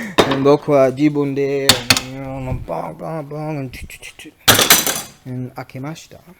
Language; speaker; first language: Japanese; non-native, learner; English